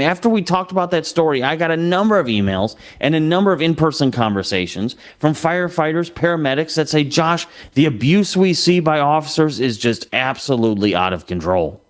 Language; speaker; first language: English; native; English